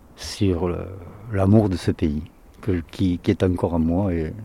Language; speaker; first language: French; native; French